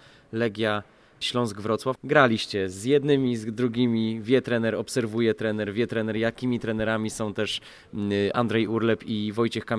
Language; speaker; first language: Polish; native; Polish